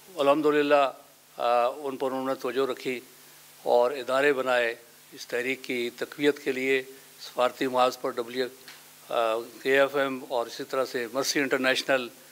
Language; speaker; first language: Urdu; non-native, local second language; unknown